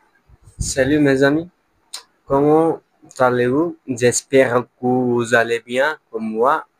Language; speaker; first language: French; non-native, learner; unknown